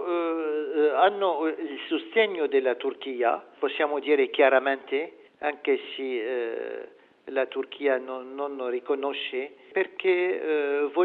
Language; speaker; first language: Italian; non-native, fluent; Arabic